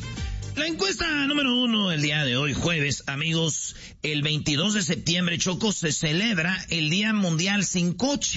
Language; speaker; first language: Spanish; native; Spanish